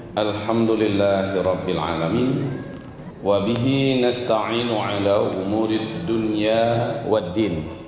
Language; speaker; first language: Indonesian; native; Indonesian